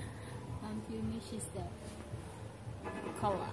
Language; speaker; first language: English; non-native, learner; Filipino